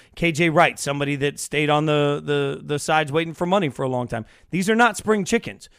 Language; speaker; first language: English; native; English